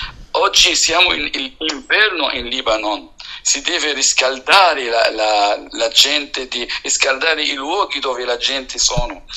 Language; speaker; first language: Italian; non-native, fluent; Arabic